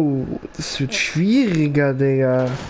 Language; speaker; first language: German; early bilingual, other home language; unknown